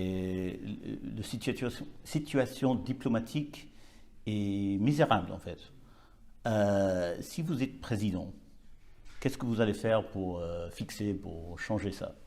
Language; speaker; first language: French; non-native, learner; English